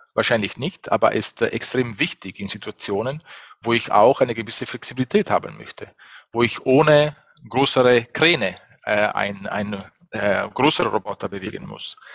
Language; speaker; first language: German; non-native, fluent; Italian